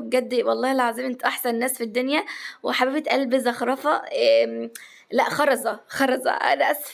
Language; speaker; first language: Arabic; native; Arabic